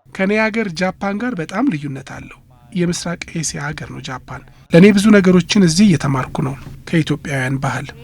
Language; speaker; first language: Amharic; non-native, fluent; Japanese